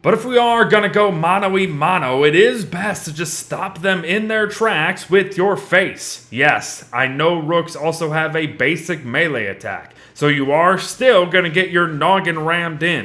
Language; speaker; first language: English; native; English